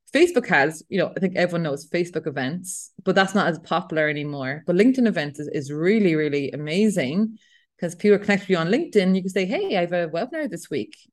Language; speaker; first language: English; native; English